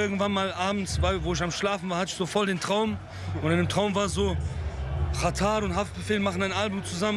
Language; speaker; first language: German; early bilingual, other home language; Kurdish